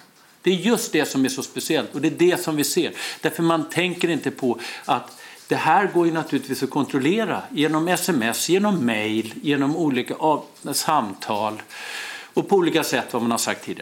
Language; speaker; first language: Swedish; native; Swedish